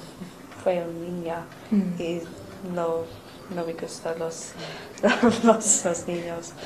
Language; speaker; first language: Spanish; non-native, learner; English